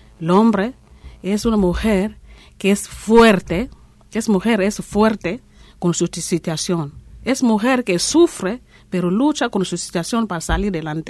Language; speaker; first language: Spanish; non-native, learner; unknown